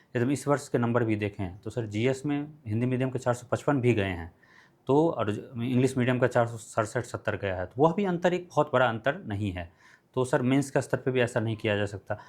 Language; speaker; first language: Hindi; non-native, local second language; Maithili